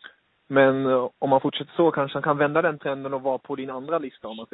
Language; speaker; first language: Swedish; native; Swedish